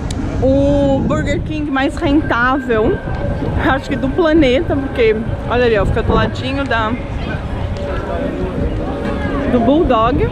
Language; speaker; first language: Portuguese; native; Portuguese